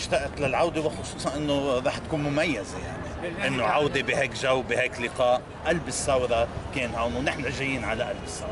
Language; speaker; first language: Arabic; native; Arabic